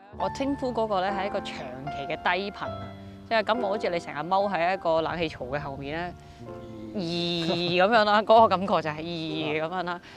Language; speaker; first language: Cantonese; native; Cantonese